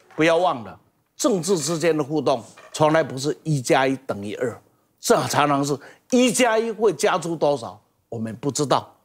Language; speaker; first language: Chinese; native; Chinese